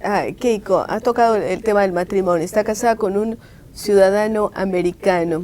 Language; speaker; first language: Spanish; native; Spanish